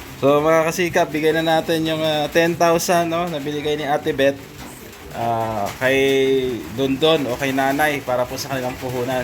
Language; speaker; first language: Filipino; non-native, local second language; Hiligaynon